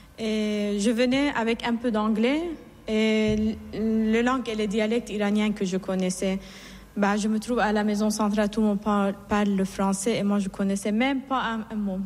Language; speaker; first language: French; non-native, fluent; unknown